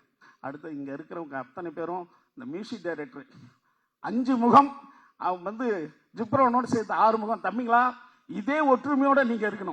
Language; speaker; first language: Tamil; native; Tamil